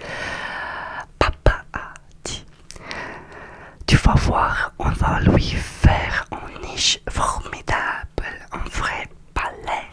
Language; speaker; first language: French; non-native, learner; Russian